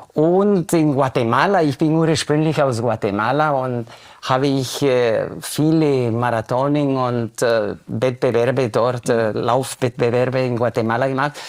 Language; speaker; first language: German; non-native, fluent; Spanish